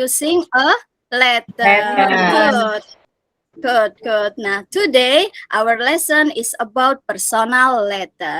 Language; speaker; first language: English; non-native, fluent; Indonesian